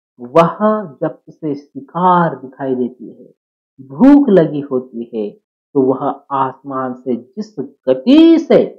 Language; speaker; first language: Hindi; non-native, local second language; Marathi